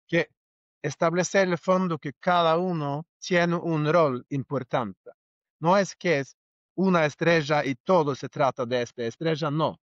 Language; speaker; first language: Spanish; non-native, fluent; Norwegian